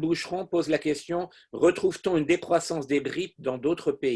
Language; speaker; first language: French; native; French